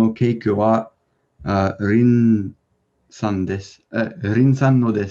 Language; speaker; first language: Japanese; non-native, learner; English